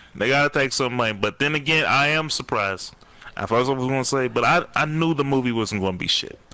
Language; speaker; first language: English; native; English